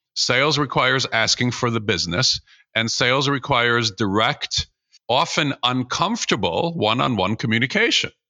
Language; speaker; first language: English; early bilingual, other home language; Russian